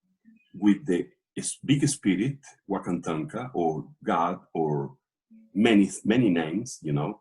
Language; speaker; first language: English; non-native, learner; Portuguese